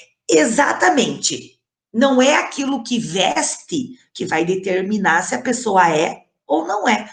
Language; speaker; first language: Portuguese; native; Portuguese